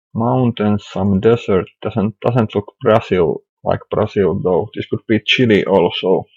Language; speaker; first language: English; non-native, fluent; Finnish